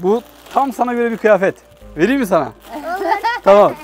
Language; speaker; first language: Turkish; native; Turkish